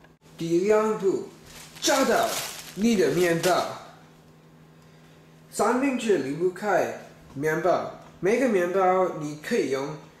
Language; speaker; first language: Chinese; non-native, learner; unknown